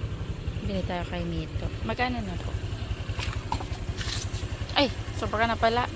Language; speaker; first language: Filipino; native; Filipino